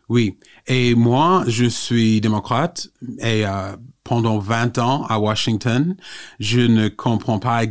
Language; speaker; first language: French; non-native, fluent; English